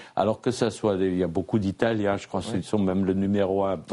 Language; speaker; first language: French; non-native, fluent; German